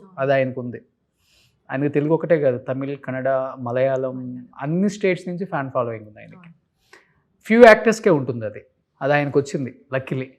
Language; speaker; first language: Telugu; native; Telugu